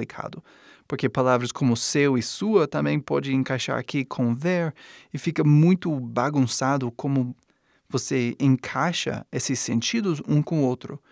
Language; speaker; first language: Portuguese; non-native, fluent; English